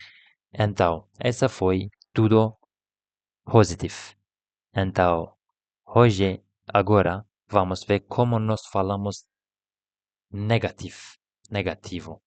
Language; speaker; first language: Portuguese; non-native, learner; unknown